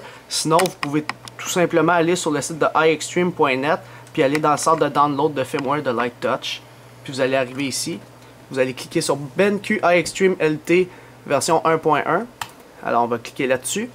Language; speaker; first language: French; native; French